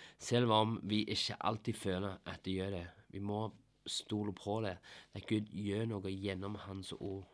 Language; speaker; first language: Norwegian; non-native, fluent; English